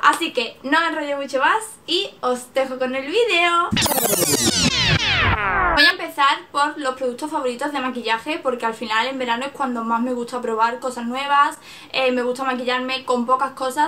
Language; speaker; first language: Spanish; native; Spanish